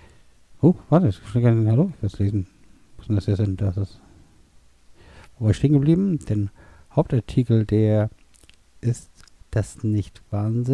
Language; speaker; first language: German; native; German